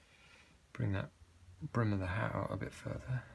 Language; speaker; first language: English; native; English